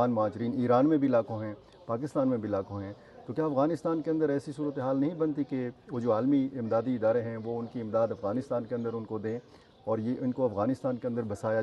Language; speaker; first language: Urdu; non-native, local second language; Pashto